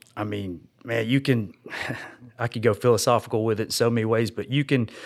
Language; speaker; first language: English; native; English